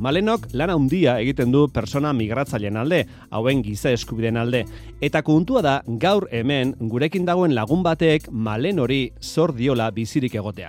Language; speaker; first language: Basque; native; Basque